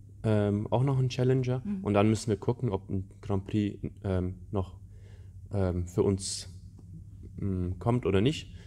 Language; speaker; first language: German; non-native, fluent; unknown